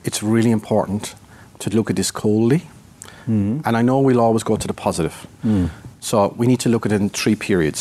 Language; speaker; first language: English; native; English